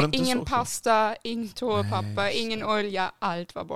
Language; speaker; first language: Swedish; non-native, fluent; German